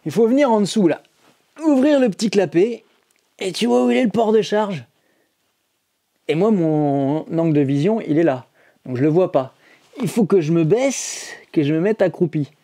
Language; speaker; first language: French; native; French